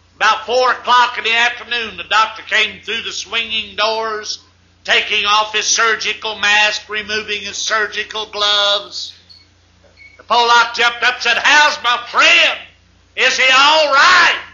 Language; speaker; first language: English; native; English